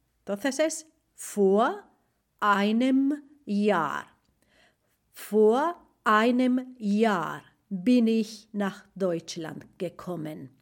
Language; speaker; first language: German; non-native, fluent; Spanish